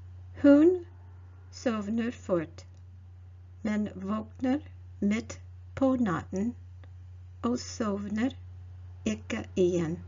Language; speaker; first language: Norwegian; non-native, learner; English